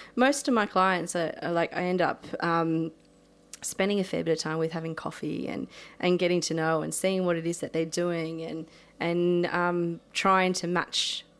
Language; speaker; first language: English; native; English